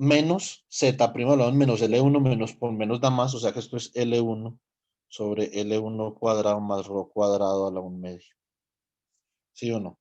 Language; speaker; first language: Spanish; native; Spanish